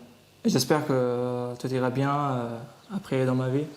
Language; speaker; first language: French; non-native, learner; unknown